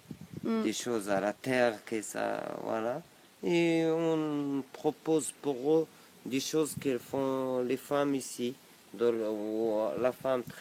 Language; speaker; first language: French; non-native, local second language; Arabic